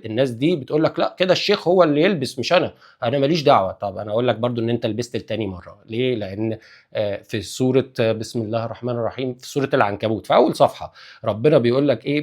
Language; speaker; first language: Arabic; native; Arabic